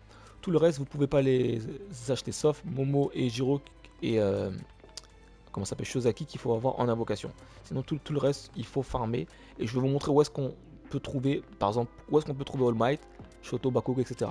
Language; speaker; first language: French; native; French